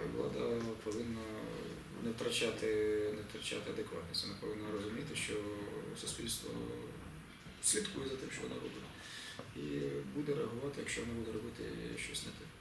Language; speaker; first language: Ukrainian; native; Ukrainian